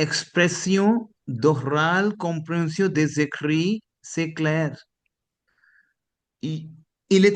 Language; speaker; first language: French; non-native, fluent; Hindi